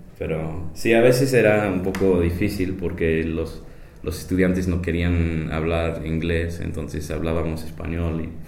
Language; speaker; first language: Spanish; non-native, fluent; English